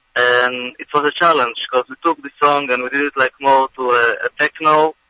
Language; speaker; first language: English; non-native, fluent; Hebrew